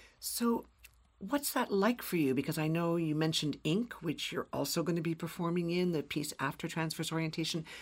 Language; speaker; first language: English; native; English